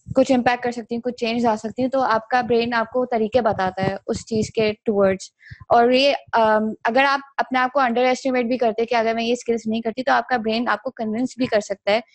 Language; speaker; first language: Urdu; native; Urdu